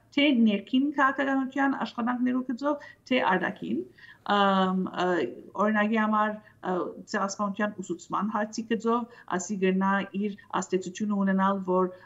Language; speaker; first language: Armenian; early bilingual, heritage; Armenian